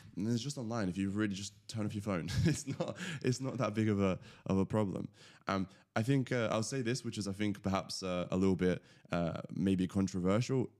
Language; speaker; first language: English; early bilingual, other home language; Latvian